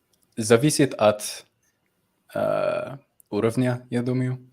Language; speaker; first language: Russian; non-native, fluent; English